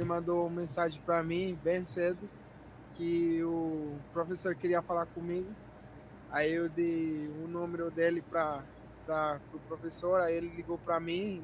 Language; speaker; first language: Portuguese; non-native, fluent; Spanish